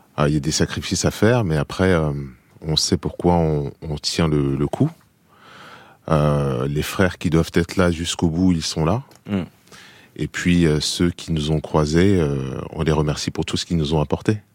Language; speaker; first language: French; native; French